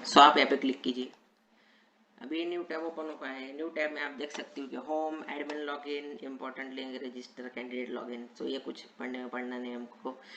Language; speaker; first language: Hindi; non-native, local second language; Marathi